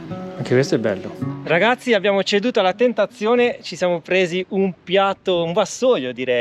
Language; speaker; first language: Italian; native; Italian